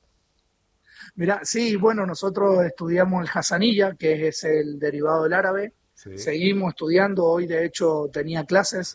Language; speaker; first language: Spanish; native; Spanish